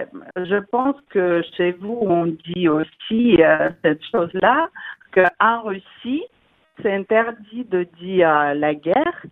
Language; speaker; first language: French; non-native, fluent; Russian